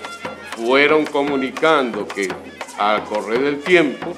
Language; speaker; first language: Spanish; native; Spanish